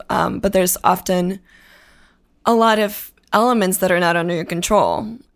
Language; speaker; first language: English; early bilingual, other home language; Spanish